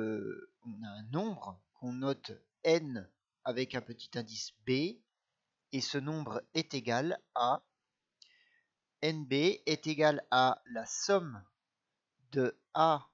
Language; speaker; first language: French; native; French